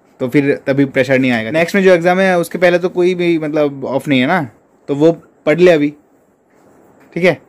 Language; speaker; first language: Hindi; non-native, local second language; Bangla